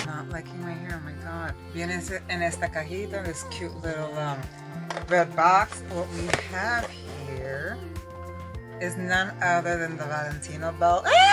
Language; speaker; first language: English; early bilingual, other home language; Spanish